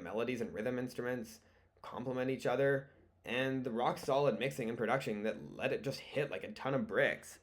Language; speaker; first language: English; native; English